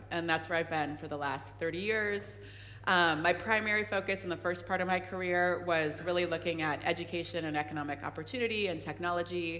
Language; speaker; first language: English; native; English